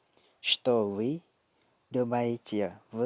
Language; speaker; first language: Russian; non-native, learner; Lao